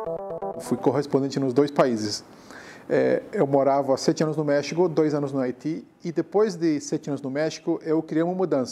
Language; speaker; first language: Portuguese; non-native, fluent; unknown